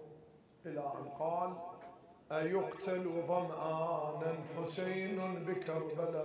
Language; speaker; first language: Arabic; native; Arabic